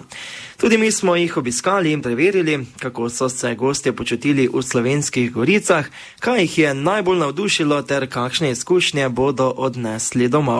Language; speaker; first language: Slovenian; native; Slovenian